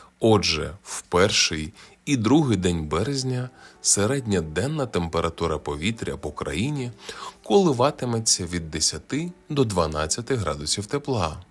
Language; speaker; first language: Ukrainian; native; Ukrainian